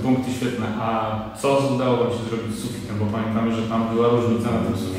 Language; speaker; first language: Polish; native; Polish